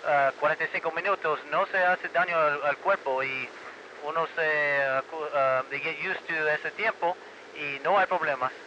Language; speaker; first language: Spanish; early bilingual, heritage; Spanish